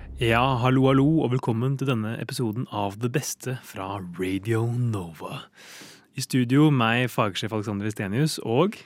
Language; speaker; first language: Norwegian; native; Norwegian